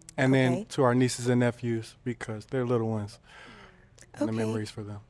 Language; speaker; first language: English; native; English